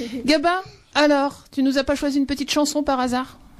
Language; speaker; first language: French; native; French